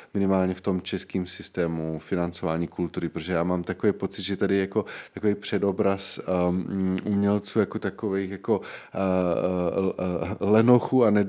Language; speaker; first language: Czech; native; Czech